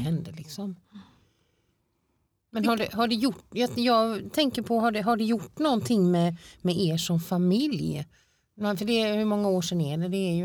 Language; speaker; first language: Swedish; native; Swedish